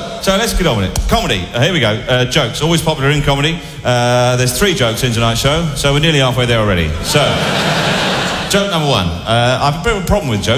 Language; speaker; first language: English; native; English